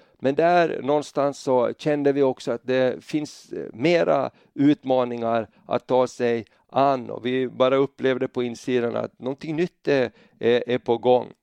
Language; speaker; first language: Swedish; native; Swedish